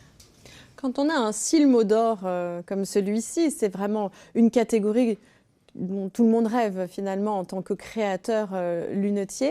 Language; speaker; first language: French; native; French